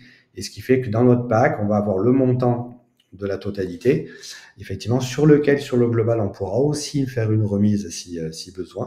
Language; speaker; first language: French; native; French